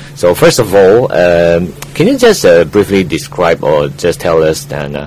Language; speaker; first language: English; non-native, local second language; Chinese